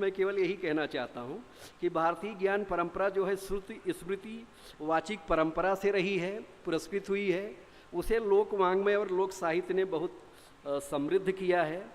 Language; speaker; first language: Hindi; native; Hindi